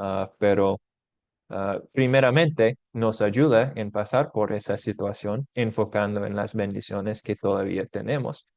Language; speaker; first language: Spanish; non-native, fluent; English